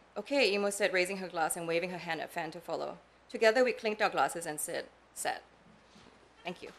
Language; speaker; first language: English; native; English